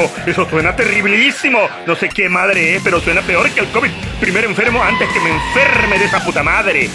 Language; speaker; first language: Spanish; native; Spanish